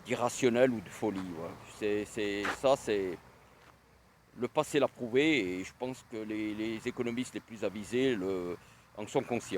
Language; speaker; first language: French; native; French